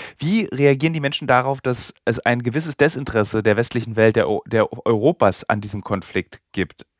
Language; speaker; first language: German; native; German